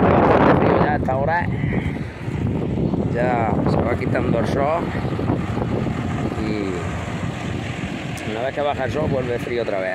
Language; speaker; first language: Spanish; native; Spanish